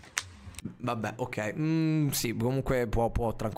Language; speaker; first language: Italian; native; Italian